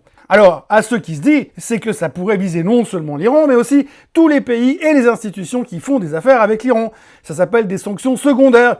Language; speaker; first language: French; native; French